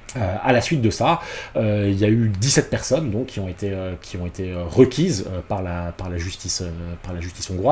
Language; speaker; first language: French; native; French